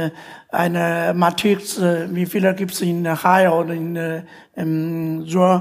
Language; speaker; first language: German; non-native, fluent; Chinese